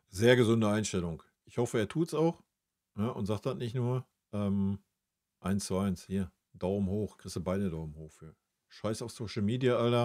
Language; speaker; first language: German; native; German